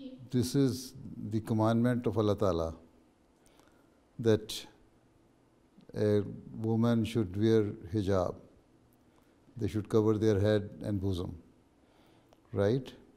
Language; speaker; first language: English; non-native, local second language; Urdu